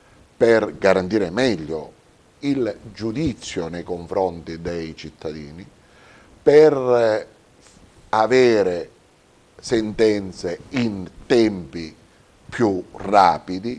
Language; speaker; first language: Italian; native; Italian